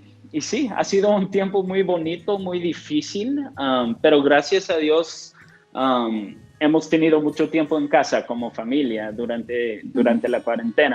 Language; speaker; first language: Spanish; non-native, fluent; English